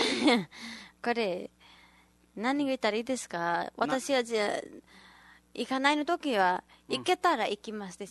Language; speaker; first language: Japanese; non-native, learner; Nepali